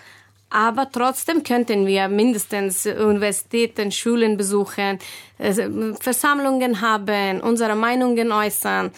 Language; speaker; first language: German; non-native, learner; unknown